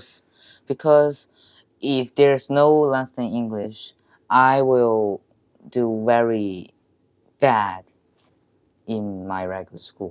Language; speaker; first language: English; non-native, learner; Chinese